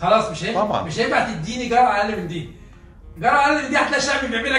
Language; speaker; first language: Arabic; native; Arabic